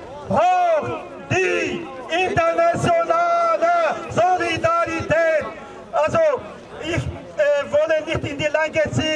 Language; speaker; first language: German; non-native, fluent; Kurdish